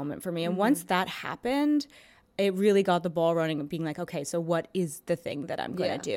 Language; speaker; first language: English; native; English